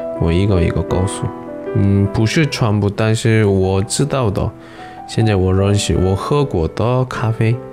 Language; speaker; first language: Chinese; non-native, learner; Korean